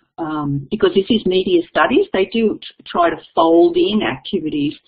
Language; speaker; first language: English; native; English